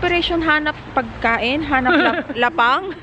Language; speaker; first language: Filipino; native; Filipino